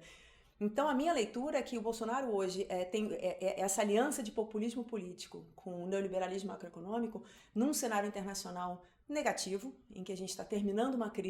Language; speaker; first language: Portuguese; native; Portuguese